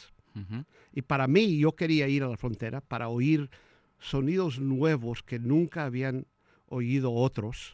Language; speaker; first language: Spanish; early bilingual, heritage; Spanish